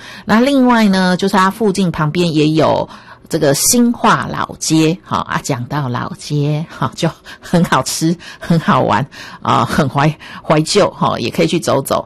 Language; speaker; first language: Chinese; native; Chinese